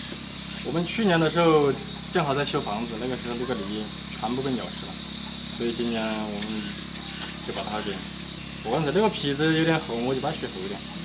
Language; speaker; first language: Chinese; native; Chinese